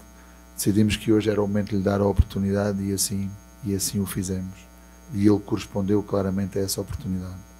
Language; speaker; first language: Portuguese; native; Portuguese